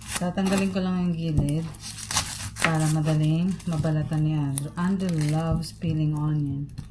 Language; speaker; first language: Filipino; native; Filipino